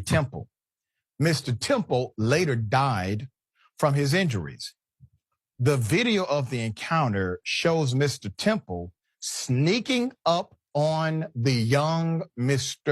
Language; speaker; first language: English; native; English